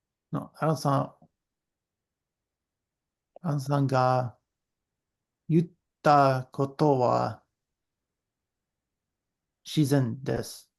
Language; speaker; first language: Japanese; non-native, learner; English